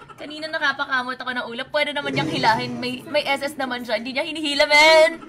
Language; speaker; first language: Filipino; early bilingual, heritage; Filipino